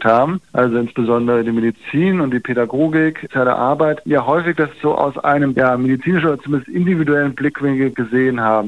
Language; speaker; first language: German; native; German